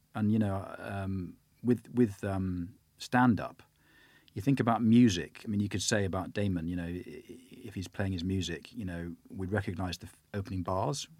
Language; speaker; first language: English; native; English